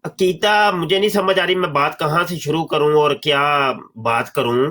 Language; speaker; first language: Urdu; non-native, local second language; Punjabi